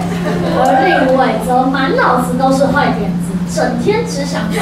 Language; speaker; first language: Chinese; native; Chinese